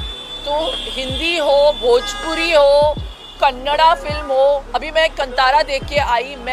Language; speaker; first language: Hindi; non-native, local second language; Tulu